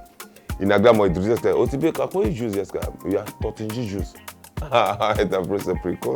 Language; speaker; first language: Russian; non-native, learner; Yoruba